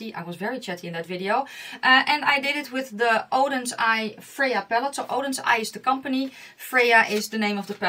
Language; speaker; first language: English; non-native, fluent; Dutch